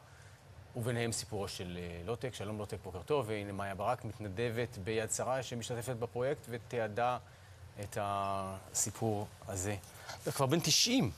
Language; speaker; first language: Hebrew; native; Hebrew